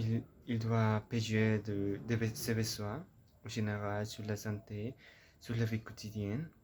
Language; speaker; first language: French; non-native, learner; Spanish